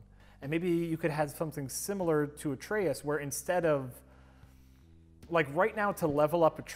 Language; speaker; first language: English; native; English